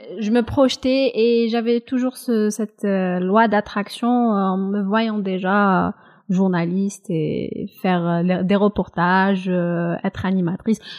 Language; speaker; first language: French; non-native, local second language; Kabyle